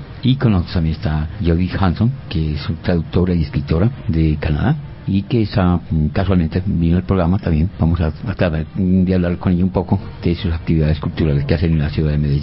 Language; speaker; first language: Spanish; native; Spanish